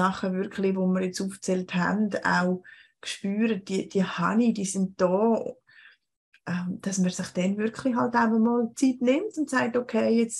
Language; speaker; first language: German; native; German